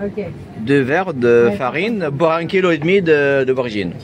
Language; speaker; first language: French; non-native, fluent; Arabic